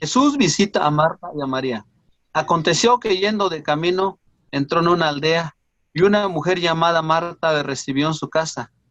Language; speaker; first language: Spanish; native; Spanish